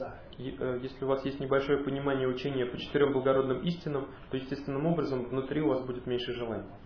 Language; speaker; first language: Russian; native; Russian